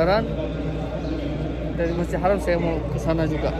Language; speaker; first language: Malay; early bilingual, heritage; Malay